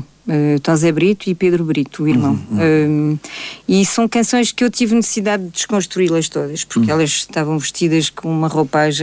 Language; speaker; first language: Portuguese; native; Portuguese